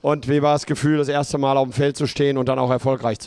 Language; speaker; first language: German; native; German